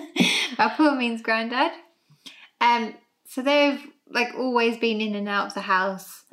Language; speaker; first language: English; native; English